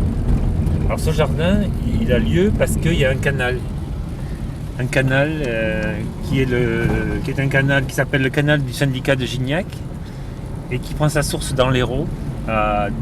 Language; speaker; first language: French; native; French